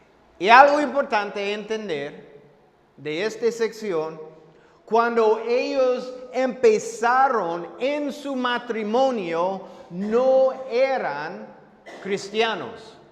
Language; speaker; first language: Spanish; non-native, fluent; English